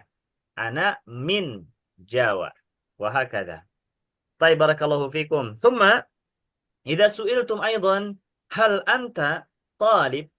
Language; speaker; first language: Arabic; non-native, fluent; Indonesian